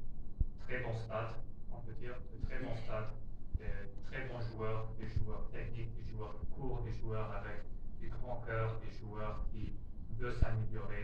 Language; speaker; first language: French; non-native, fluent; German